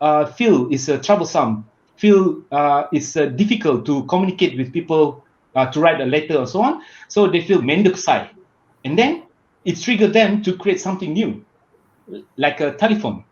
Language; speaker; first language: English; non-native, learner; Malay